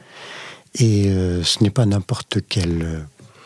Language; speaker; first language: French; non-native, fluent; Arabic